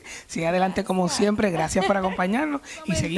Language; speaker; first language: Spanish; native; Spanish